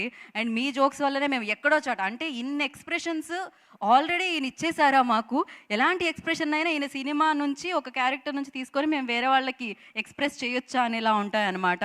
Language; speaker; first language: Telugu; native; Telugu